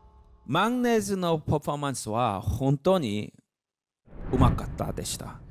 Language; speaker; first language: Japanese; non-native, fluent; Korean